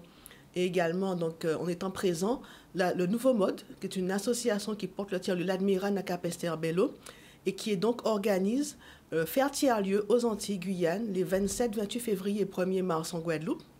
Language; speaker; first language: French; native; French